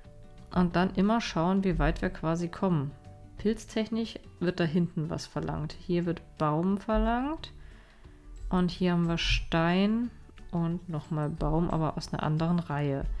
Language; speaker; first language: German; native; German